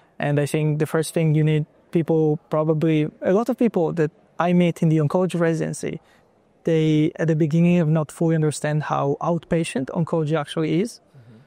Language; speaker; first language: English; non-native, fluent; Italian